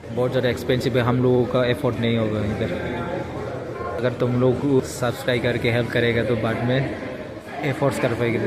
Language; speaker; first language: Hindi; non-native, local second language; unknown